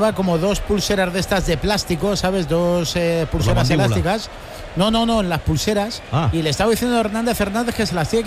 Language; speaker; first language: Spanish; native; Spanish